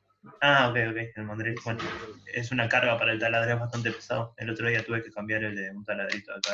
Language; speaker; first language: Spanish; native; Spanish